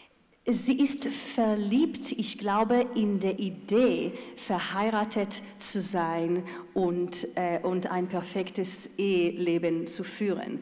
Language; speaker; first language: German; non-native, fluent; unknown